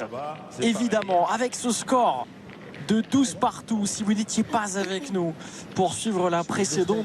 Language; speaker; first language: French; native; French